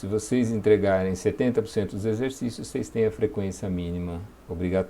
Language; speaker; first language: Portuguese; native; Portuguese